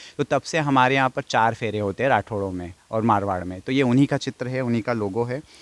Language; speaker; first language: Hindi; non-native, fluent; English